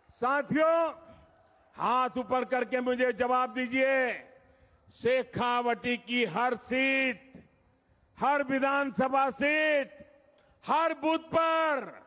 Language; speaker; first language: Hindi; non-native, local second language; Gujarati